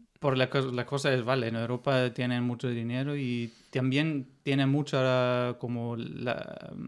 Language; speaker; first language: Spanish; non-native, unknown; German